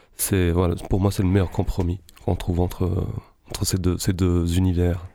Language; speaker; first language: French; non-native, local second language; Arabic